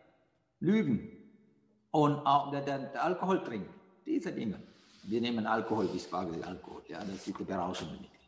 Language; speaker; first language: German; non-native, fluent; Sinhala